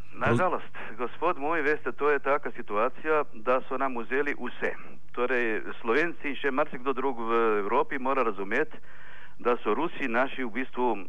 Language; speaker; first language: Slovenian; non-native, fluent; Ukrainian